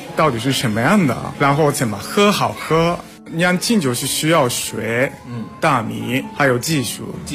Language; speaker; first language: Chinese; non-native, fluent; Japanese